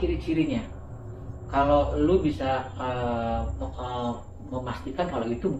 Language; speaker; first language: Indonesian; native; Indonesian